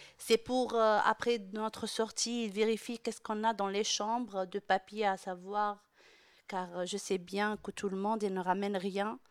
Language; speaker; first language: French; non-native, local second language; Arabic